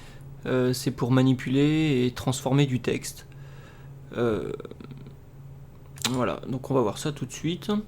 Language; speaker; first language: French; native; French